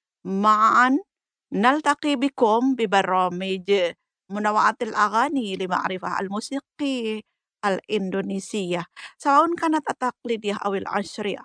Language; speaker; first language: Arabic; non-native, fluent; Indonesian